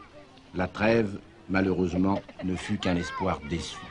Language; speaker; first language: French; native; French